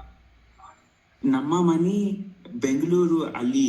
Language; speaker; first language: Kannada; non-native, learner; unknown